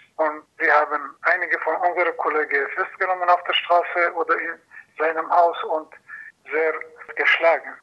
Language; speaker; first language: German; non-native, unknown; Persian